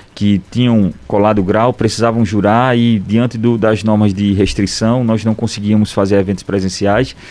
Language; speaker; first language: Portuguese; native; Portuguese